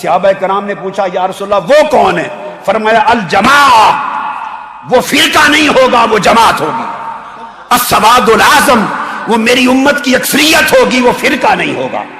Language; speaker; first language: Urdu; non-native, local second language; Punjabi